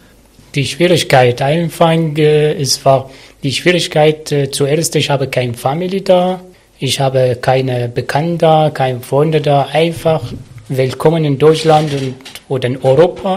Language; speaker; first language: German; non-native, learner; Arabic